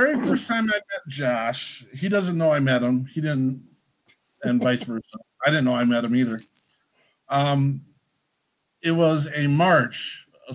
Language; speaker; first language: English; native; English